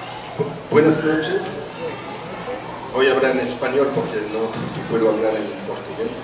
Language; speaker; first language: Spanish; non-native, fluent; French